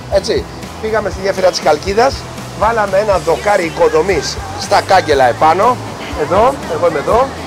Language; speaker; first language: Greek; early bilingual, heritage; Greek